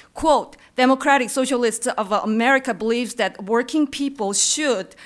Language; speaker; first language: English; non-native, fluent; Korean